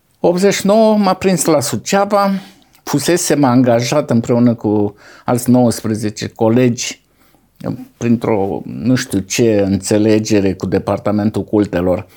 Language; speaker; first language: Romanian; native; Romanian